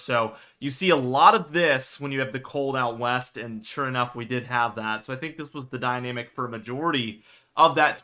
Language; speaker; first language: English; native; English